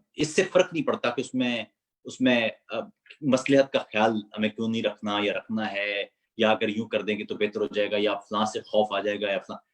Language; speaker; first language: Urdu; non-native, local second language; Punjabi